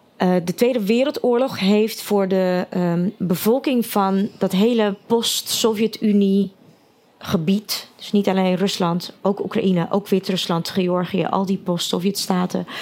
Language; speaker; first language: Dutch; early bilingual, other home language; Russian